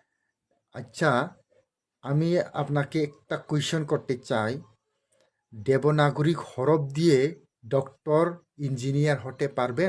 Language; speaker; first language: Bangla; non-native, local second language; Kok Borok